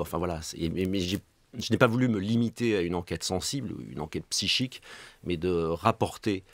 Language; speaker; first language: French; native; French